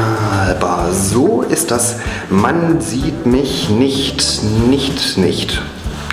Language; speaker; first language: German; native; German